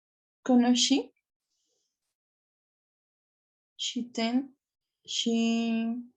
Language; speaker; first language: Japanese; non-native, learner; Spanish